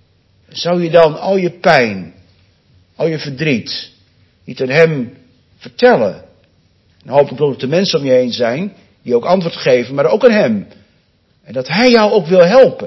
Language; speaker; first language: Dutch; native; Dutch